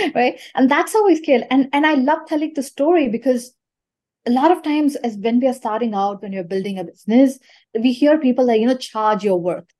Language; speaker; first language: English; non-native, local second language; Tamil